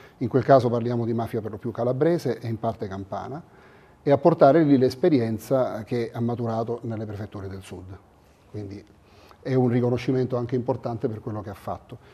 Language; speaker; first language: Italian; native; Italian